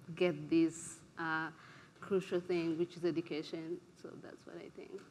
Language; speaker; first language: English; non-native, local second language; Kinyarwanda